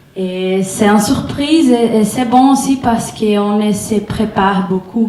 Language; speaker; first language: French; non-native, fluent; Portuguese